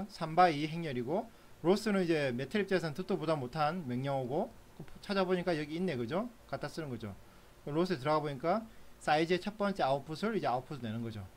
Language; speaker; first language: Korean; native; Korean